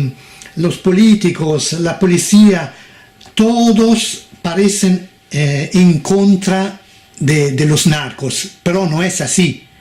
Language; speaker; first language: Spanish; non-native, fluent; Italian